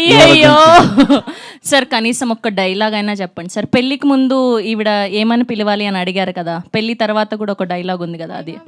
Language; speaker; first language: Telugu; native; Telugu